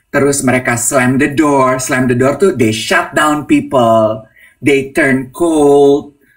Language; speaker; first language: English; non-native, fluent; Indonesian